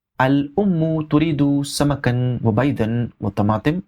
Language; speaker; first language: Arabic; non-native, fluent; Urdu